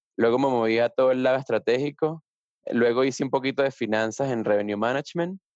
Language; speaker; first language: Spanish; native; Spanish